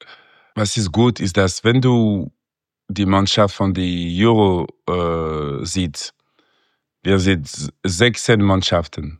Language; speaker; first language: German; non-native, local second language; French